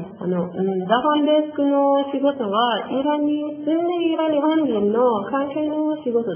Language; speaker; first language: Japanese; non-native, learner; Persian